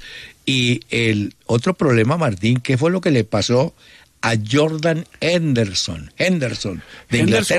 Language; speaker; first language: Spanish; native; Spanish